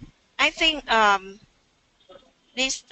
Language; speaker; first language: English; non-native, learner; Vietnamese